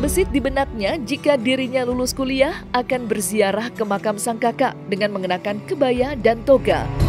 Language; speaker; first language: Indonesian; native; Indonesian